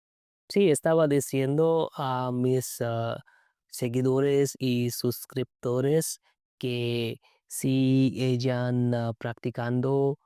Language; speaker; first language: Spanish; non-native, learner; English